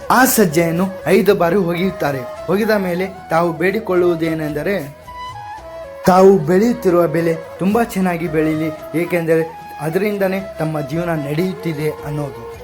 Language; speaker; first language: Kannada; non-native, local second language; Lambadi